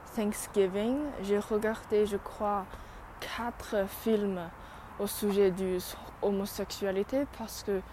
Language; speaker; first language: French; non-native, learner; Chinese